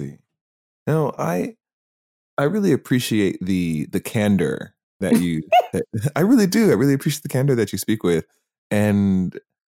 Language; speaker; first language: English; native; English